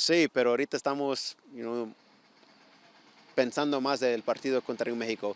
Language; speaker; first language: Spanish; early bilingual, heritage; Spanish